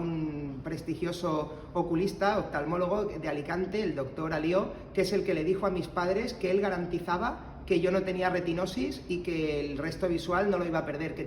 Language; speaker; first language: Spanish; native; Spanish